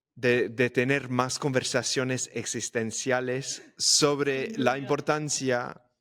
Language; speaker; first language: Spanish; non-native, fluent; English